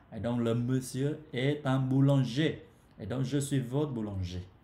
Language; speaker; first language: French; non-native, fluent; Vietnamese